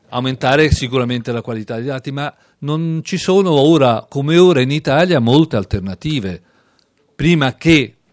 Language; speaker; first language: Italian; native; Italian